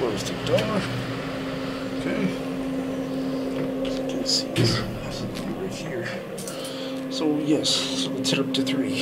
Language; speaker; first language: English; native; English